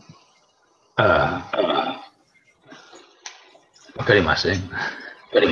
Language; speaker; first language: Japanese; non-native, learner; Spanish